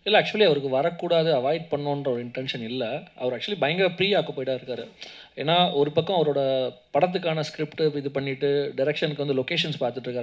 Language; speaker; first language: Tamil; native; Tamil